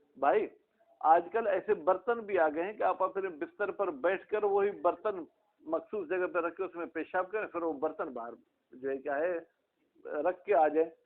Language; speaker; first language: Urdu; non-native, local second language; Sindhi